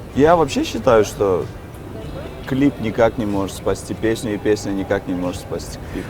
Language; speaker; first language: Russian; native; Russian